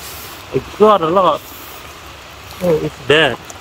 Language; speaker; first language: English; non-native, learner; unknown